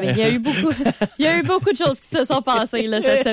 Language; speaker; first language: French; native; French